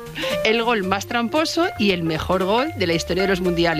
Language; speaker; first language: Spanish; native; Spanish